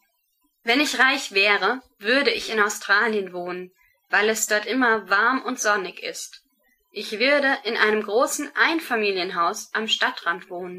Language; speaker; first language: German; non-native, learner; English